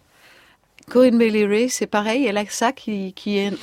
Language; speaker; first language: French; native; French